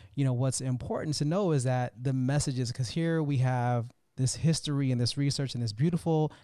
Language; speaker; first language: English; native; English